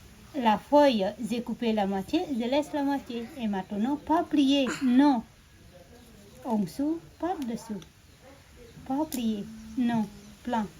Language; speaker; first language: French; non-native, learner; Indonesian